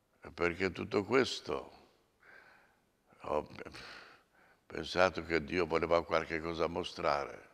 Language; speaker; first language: Italian; non-native, fluent; Polish